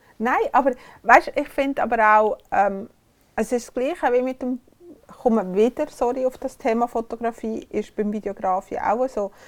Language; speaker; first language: German; native; German